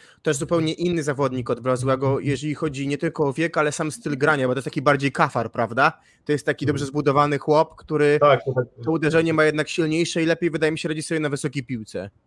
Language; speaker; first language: Polish; native; Polish